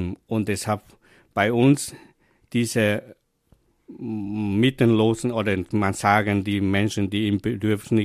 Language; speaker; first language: German; non-native, fluent; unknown